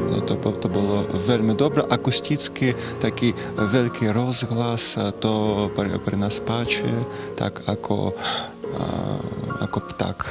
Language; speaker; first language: Slovak; non-native, learner; Russian